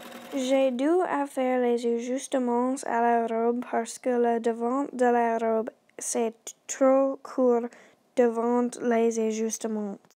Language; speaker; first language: French; non-native, learner; English